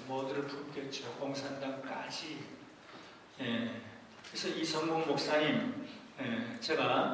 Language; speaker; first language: Korean; native; Korean